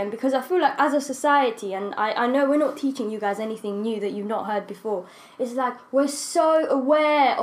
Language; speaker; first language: English; non-native, local second language; Kinyarwanda